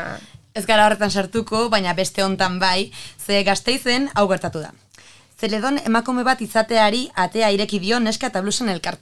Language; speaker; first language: Basque; native; Basque